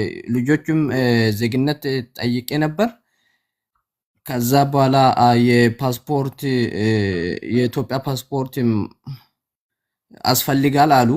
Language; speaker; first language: Amharic; non-native, local second language; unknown